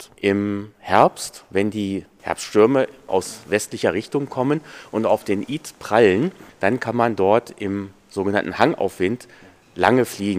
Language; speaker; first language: German; native; German